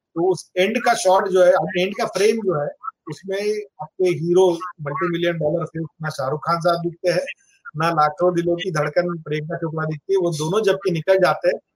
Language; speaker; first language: Hindi; non-native, local second language; Marathi